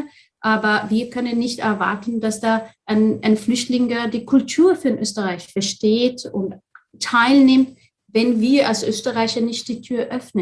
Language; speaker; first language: German; non-native, fluent; Arabic